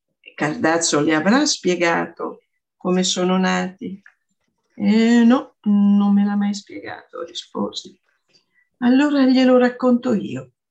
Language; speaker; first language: Italian; native; Italian